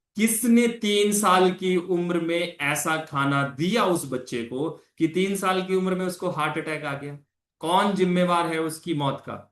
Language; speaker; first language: Hindi; non-native, local second language; Punjabi